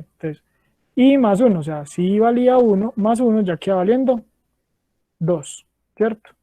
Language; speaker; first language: Spanish; native; Spanish